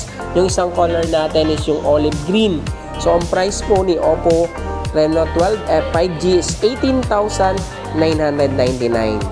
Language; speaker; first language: Filipino; native; Filipino